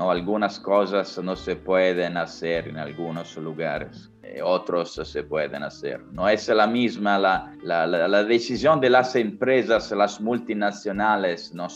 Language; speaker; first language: Spanish; non-native, fluent; Italian